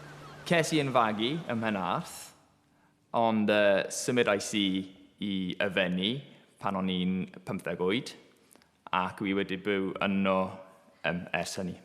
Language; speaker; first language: Welsh; non-native, local second language; English